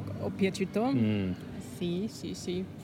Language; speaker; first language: Italian; non-native, learner; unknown